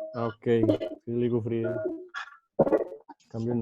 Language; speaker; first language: Spanish; native; Spanish